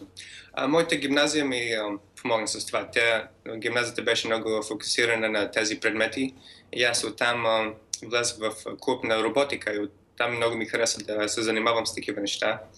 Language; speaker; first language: Bulgarian; early bilingual, heritage; Bulgarian